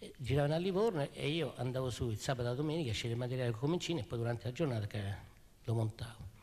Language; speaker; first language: Italian; native; Italian